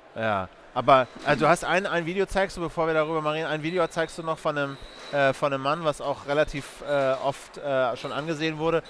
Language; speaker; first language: German; native; German